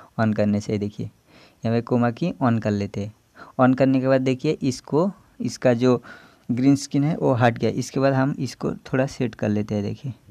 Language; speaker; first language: Hindi; non-native, local second language; Bangla